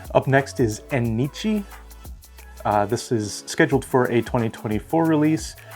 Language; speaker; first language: English; native; English